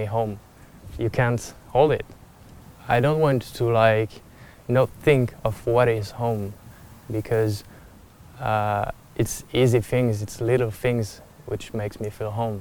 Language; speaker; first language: English; non-native, fluent; French